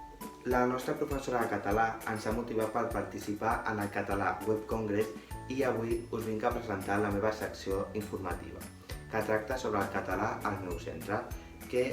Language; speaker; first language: Catalan; non-native, local second language; Spanish